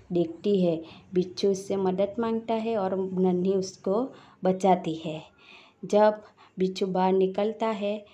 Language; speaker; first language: Hindi; non-native, local second language; Gujarati